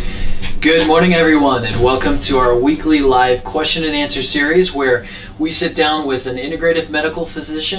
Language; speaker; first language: English; native; English